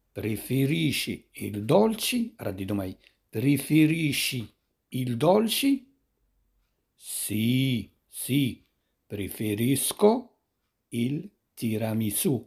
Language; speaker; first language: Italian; non-native, fluent; Arabic